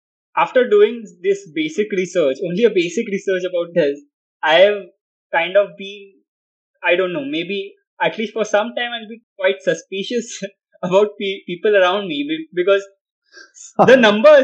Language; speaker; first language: English; non-native, local second language; Hindi